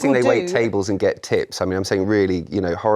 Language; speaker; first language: English; native; English